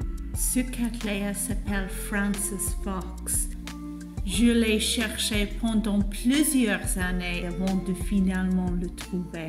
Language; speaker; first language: French; non-native, fluent; English